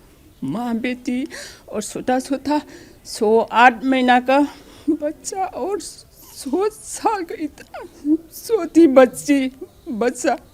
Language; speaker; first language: Hindi; non-native, local second language; Manipuri